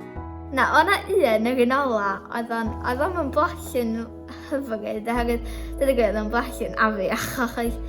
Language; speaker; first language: Welsh; native; Welsh